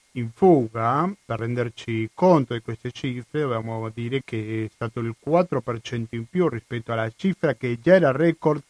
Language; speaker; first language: Italian; non-native, fluent; Spanish